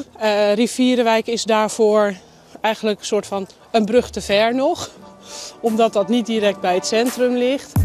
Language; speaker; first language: Dutch; native; Dutch